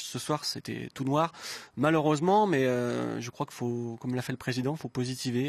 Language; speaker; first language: French; native; French